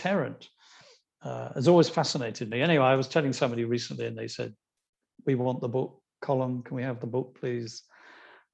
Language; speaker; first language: English; native; English